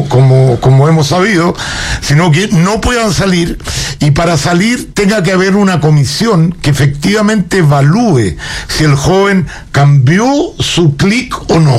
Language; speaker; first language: Spanish; native; Spanish